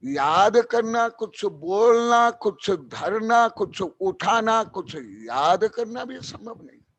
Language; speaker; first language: Hindi; native; Hindi